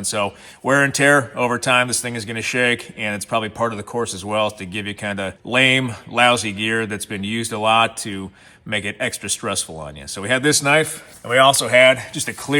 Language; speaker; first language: English; native; English